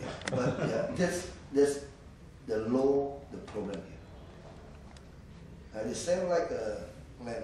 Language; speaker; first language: English; non-native, learner; Indonesian